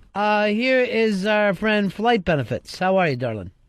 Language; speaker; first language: English; native; English